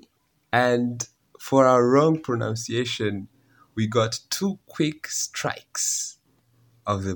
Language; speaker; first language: English; non-native, local second language; Kinyarwanda